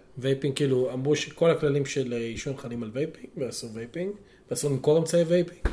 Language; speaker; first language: Hebrew; native; Hebrew